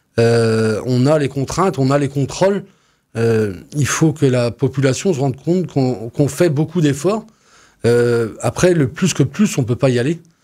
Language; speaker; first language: French; native; French